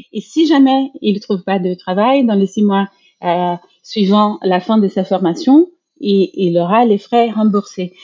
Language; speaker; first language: French; non-native, fluent; Portuguese